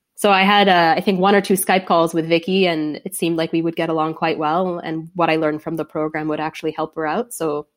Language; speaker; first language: English; native; English